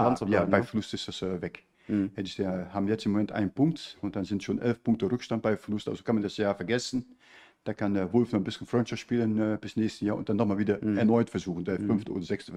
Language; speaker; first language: German; native; German